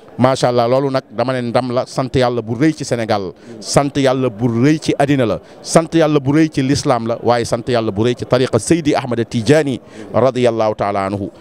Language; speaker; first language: Wolof; non-native, local second language; Fula